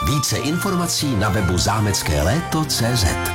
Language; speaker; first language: Czech; native; Czech